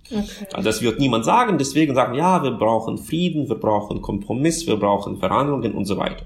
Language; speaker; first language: German; non-native, fluent; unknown